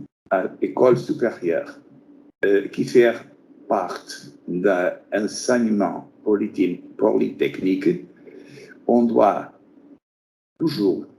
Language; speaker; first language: French; non-native, fluent; Portuguese